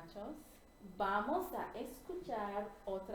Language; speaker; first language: Spanish; non-native, fluent; English